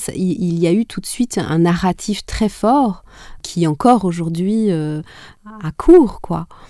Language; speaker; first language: French; non-native, local second language; Kinyarwanda